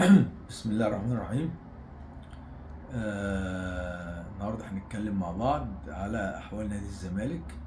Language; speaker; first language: Arabic; native; Arabic